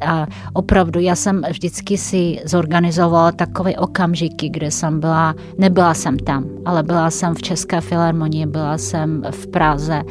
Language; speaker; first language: Czech; non-native, fluent; Russian